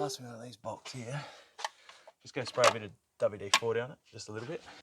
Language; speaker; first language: English; native; English